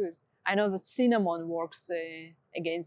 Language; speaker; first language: English; non-native, fluent; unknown